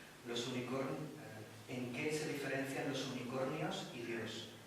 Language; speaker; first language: Spanish; native; Spanish